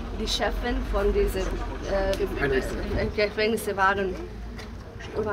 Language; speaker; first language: German; non-native, learner; Bosnian